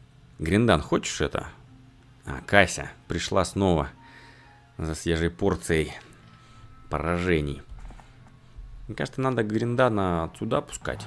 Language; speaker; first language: Russian; native; Russian